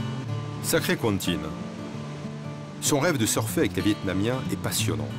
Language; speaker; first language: French; native; French